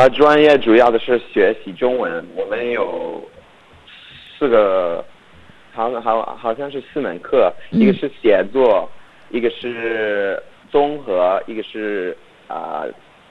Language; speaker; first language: Chinese; non-native, learner; English